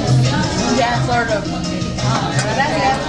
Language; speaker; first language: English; non-native, fluent; Spanish